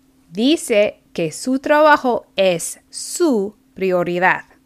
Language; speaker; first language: Spanish; non-native, fluent; English